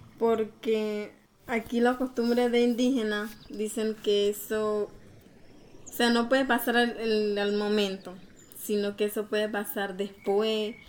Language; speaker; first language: Spanish; non-native, local second language; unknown